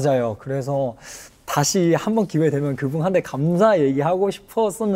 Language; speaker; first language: Korean; non-native, fluent; Chinese